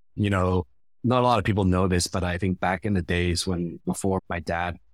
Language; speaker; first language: English; non-native, fluent; Khmer